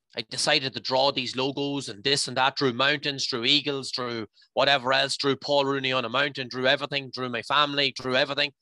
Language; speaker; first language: English; native; English